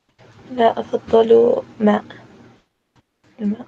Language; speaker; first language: Arabic; non-native, learner; English